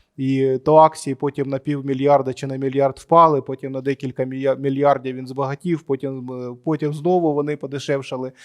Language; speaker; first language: Ukrainian; non-native, local second language; Russian